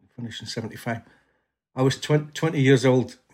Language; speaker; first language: English; native; English